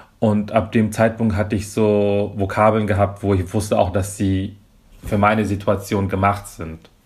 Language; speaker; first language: German; early bilingual, other home language; Persian